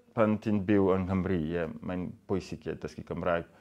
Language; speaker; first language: Welsh; non-native, learner; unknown